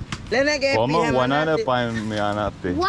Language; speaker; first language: Spanish; non-native, learner; Finnish